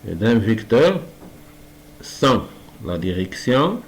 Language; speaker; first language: French; non-native, local second language; Arabic